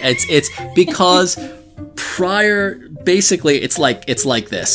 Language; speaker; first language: English; native; English